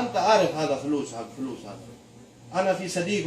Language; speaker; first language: Arabic; non-native, learner; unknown